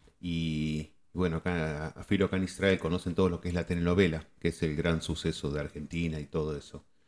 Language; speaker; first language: Spanish; native; Spanish